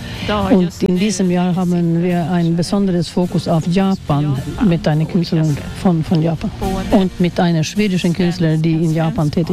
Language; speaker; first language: German; non-native, fluent; Swedish